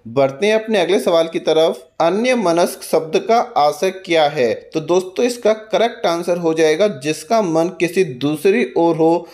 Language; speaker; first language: Hindi; native; Hindi